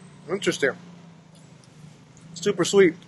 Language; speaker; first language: English; native; English